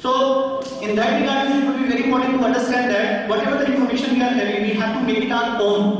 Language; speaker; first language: English; non-native, local second language; Hindi